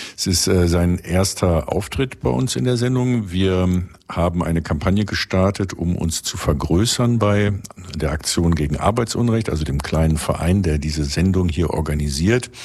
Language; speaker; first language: German; native; German